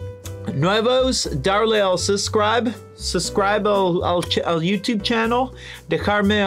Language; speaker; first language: Spanish; non-native, learner; English